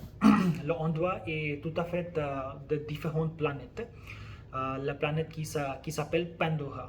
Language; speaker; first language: French; non-native, learner; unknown